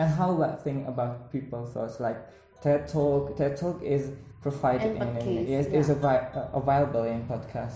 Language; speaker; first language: English; non-native, learner; Indonesian